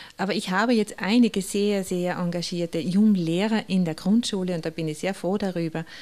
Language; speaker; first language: German; native; German